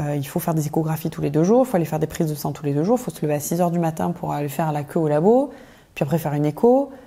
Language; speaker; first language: French; native; French